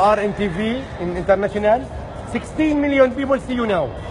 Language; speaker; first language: English; non-native, learner; Arabic